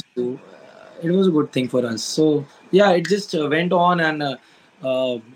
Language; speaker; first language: English; non-native, local second language; Hindi